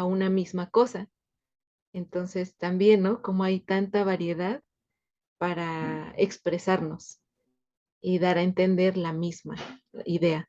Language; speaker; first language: Spanish; native; Spanish